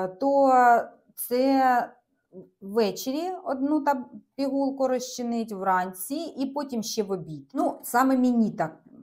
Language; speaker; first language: Ukrainian; non-native, local second language; Russian